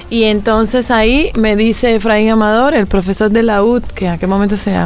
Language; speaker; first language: Spanish; native; Spanish